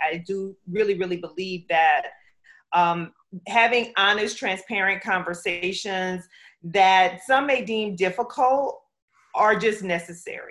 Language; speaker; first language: English; native; English